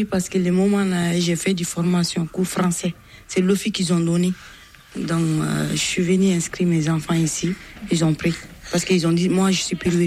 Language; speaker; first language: French; non-native, learner; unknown